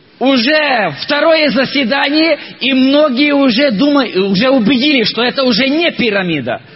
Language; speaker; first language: Russian; non-native, local second language; Ukrainian